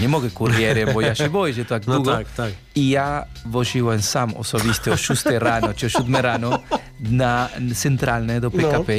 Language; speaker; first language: Polish; non-native, learner; Spanish